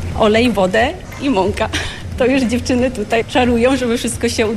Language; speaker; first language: Polish; non-native, fluent; Ukrainian